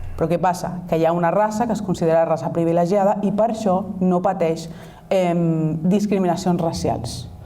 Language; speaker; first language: Catalan; non-native, local second language; Spanish